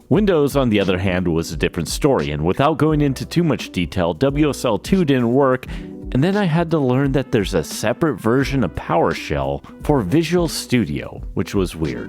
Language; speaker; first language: English; native; English